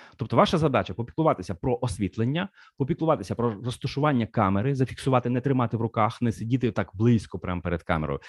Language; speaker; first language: Ukrainian; non-native, local second language; Russian